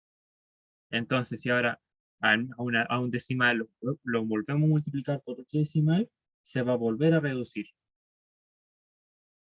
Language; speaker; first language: Spanish; native; Spanish